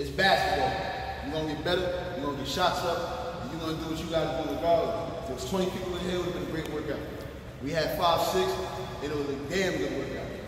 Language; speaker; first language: English; native; English